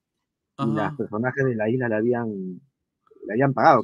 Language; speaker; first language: Spanish; native; Spanish